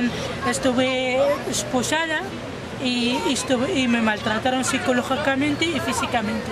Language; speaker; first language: Spanish; non-native, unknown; Arabic